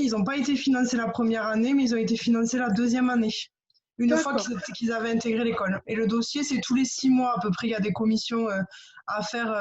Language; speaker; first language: French; native; French